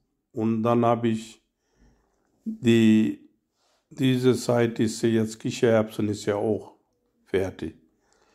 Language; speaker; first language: German; non-native, learner; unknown